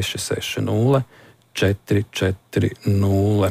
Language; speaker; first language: Latvian; native; Latvian